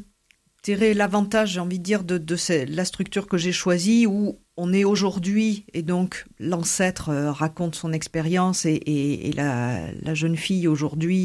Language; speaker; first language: French; native; French